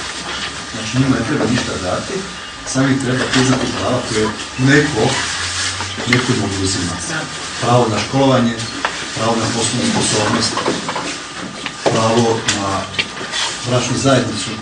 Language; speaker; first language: Croatian; native; Croatian